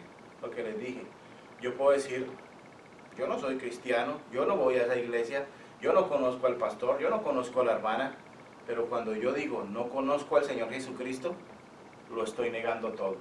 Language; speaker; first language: Spanish; native; Spanish